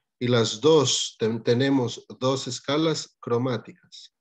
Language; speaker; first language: Spanish; non-native, learner; Greek